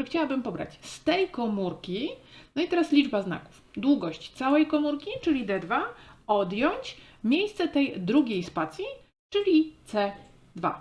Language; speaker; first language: Polish; native; Polish